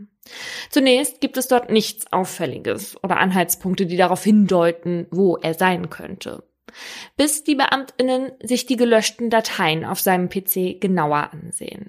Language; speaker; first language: German; native; German